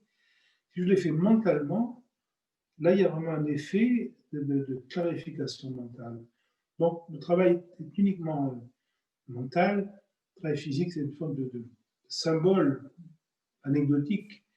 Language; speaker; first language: French; native; French